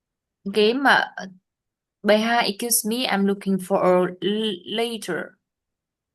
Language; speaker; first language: English; non-native, learner; Vietnamese